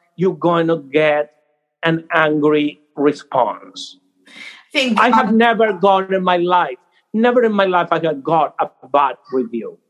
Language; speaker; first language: English; non-native, fluent; Spanish